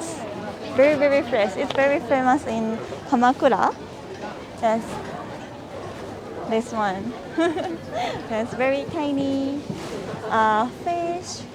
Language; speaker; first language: English; non-native, fluent; Japanese